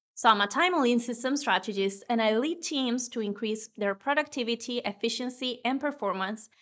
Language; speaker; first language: English; non-native, fluent; Spanish